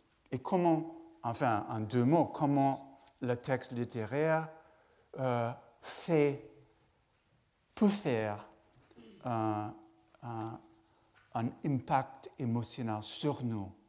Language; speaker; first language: French; non-native, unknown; English